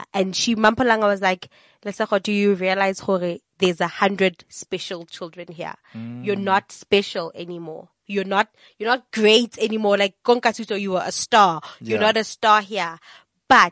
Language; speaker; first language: English; non-native, local second language; Tswana